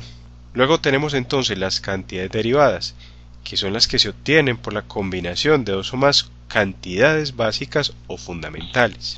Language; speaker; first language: Spanish; native; Spanish